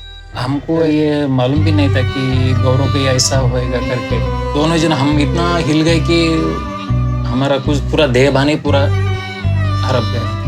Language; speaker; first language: Hindi; non-native, local second language; Marathi